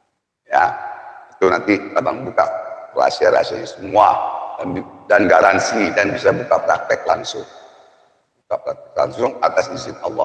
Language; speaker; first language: Indonesian; native; Indonesian